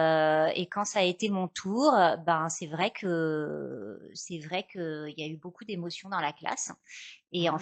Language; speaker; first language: French; native; French